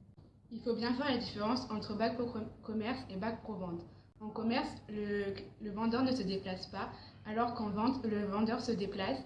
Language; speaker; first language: French; native; French